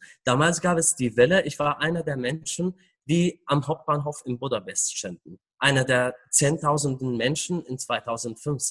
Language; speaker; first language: German; non-native, fluent; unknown